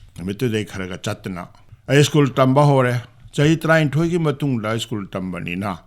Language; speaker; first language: Manipuri; native; Manipuri